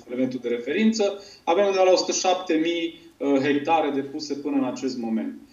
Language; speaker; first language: Romanian; native; Romanian